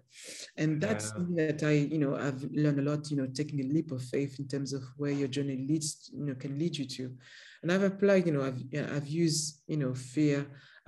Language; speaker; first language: English; non-native, fluent; French